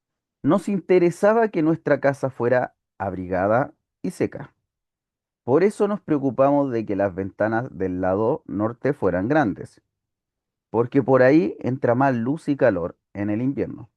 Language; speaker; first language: Spanish; native; Spanish